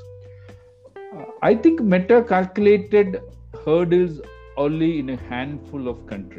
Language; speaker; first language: English; non-native, local second language; Malayalam